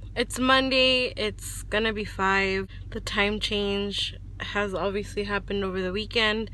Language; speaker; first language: English; early bilingual, other home language; Spanish